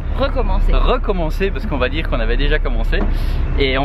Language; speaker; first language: French; native; French